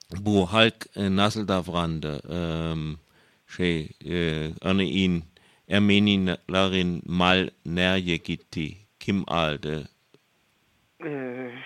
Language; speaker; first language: Turkish; non-native, learner; German